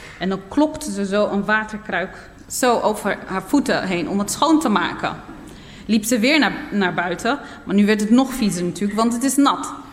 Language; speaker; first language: Dutch; early bilingual, other home language; Berber languages